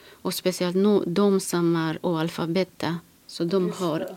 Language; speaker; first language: Swedish; non-native, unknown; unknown